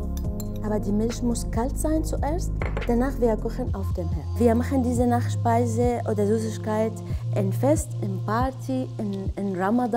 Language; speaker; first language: German; non-native, learner; Arabic